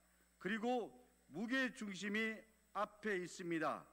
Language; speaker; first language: Korean; native; Korean